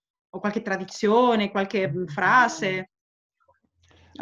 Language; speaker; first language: Italian; non-native, fluent; Spanish